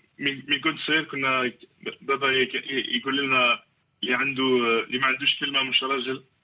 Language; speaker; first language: Arabic; early bilingual, heritage; Arabic